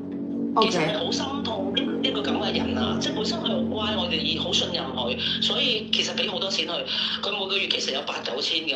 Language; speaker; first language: Cantonese; native; Cantonese